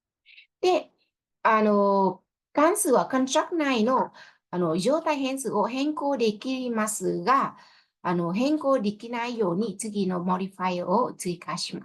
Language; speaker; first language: Japanese; non-native, fluent; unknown